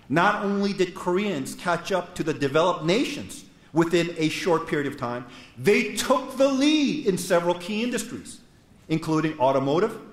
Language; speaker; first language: English; non-native, fluent; Korean